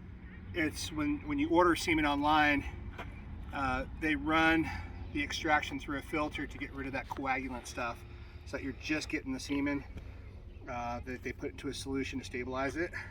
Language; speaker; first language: English; native; English